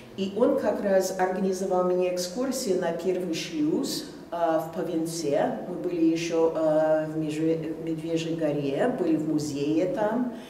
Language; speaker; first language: Russian; non-native, fluent; English